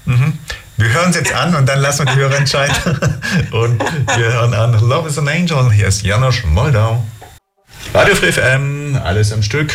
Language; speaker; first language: German; native; German